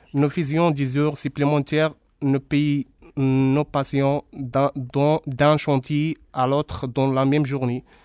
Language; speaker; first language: French; non-native, local second language; Arabic